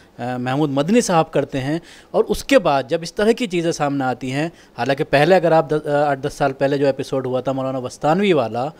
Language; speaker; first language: Urdu; native; Urdu